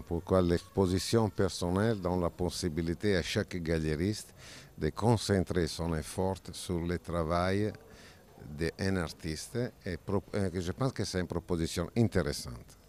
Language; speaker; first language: French; non-native, fluent; Italian